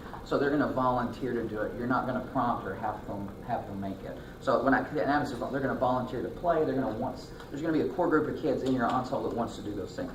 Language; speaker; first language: English; native; English